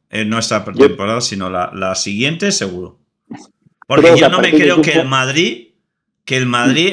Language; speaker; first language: Spanish; native; Spanish